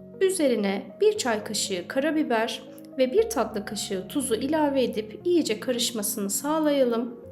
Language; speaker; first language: Turkish; native; Turkish